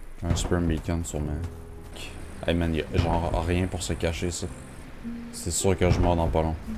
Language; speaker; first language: French; native; French